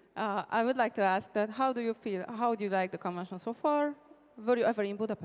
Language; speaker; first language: English; non-native, fluent; Hungarian